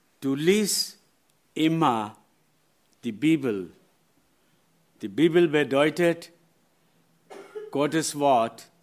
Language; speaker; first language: German; non-native, learner; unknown